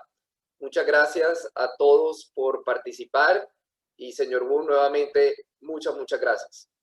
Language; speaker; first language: Spanish; native; Spanish